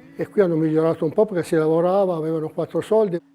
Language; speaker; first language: Italian; native; Italian